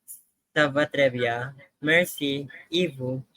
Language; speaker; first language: French; non-native, learner; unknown